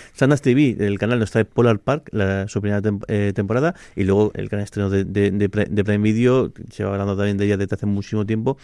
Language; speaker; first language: Spanish; native; Spanish